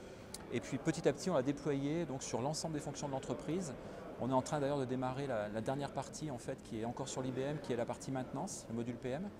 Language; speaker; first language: French; native; French